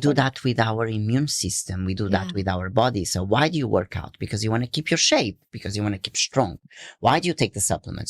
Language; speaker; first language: English; non-native, fluent; Portuguese